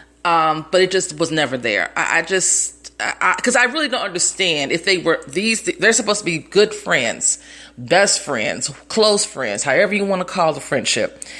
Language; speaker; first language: English; native; English